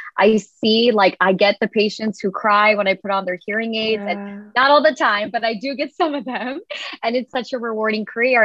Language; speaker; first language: English; native; English